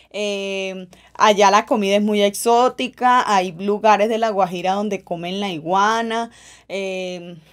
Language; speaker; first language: Spanish; native; Spanish